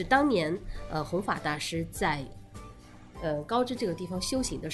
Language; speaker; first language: Chinese; native; Chinese